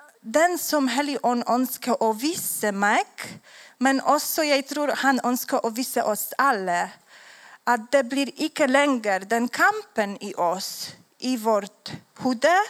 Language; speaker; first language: Swedish; non-native, learner; Polish